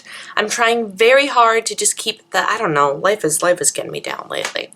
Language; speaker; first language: English; native; English